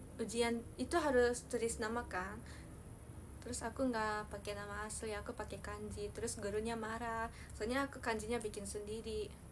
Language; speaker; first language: Indonesian; non-native, learner; Japanese